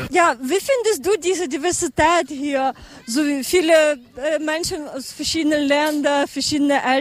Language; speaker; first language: German; non-native, learner; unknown